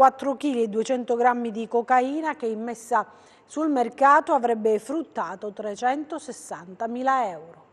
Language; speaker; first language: Italian; native; Italian